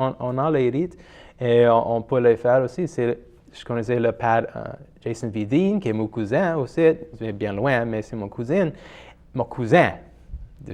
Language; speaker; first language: French; non-native, local second language; English